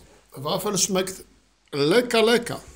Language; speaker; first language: German; non-native, learner; Polish